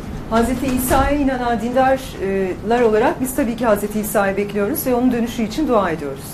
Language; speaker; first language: Turkish; native; Turkish